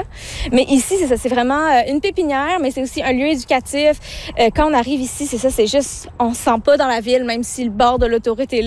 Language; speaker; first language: French; native; French